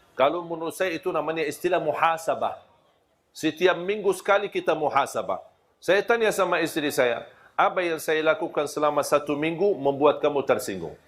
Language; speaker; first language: Malay; non-native, fluent; Arabic